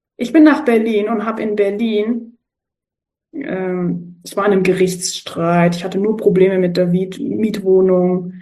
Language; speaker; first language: German; early bilingual, other home language; Turkish